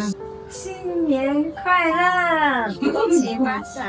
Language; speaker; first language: Chinese; non-native, learner; Lao